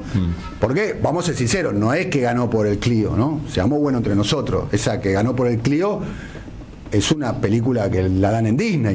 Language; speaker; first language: Spanish; native; Spanish